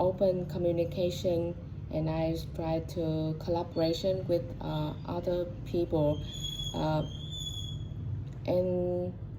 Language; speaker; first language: English; non-native, learner; Vietnamese